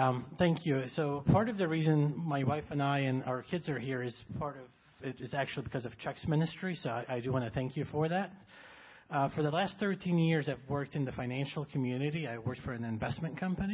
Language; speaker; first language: English; non-native, fluent; Arabic